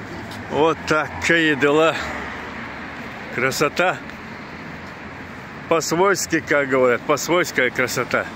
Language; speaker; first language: Russian; non-native, local second language; Chechen